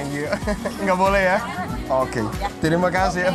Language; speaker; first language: Indonesian; non-native, learner; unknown